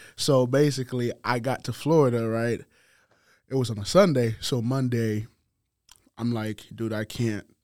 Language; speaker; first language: English; non-native, fluent; Haitian Creole